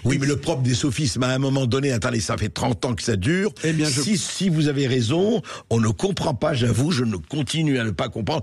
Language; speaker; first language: French; native; French